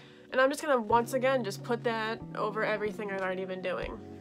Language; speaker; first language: English; native; English